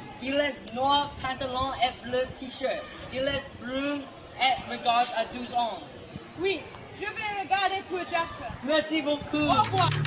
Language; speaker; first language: French; non-native, learner; English